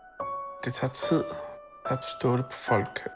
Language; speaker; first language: Danish; non-native, learner; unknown